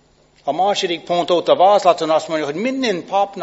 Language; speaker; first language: Hungarian; non-native, fluent; English